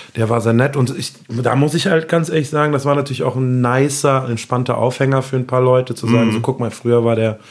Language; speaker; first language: German; native; German